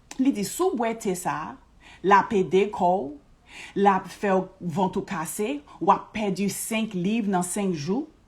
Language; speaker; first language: Haitian Creole; early bilingual, heritage; Haitian Creole